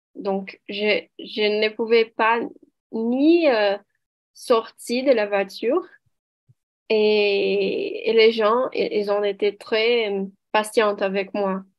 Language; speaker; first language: French; non-native, learner; Portuguese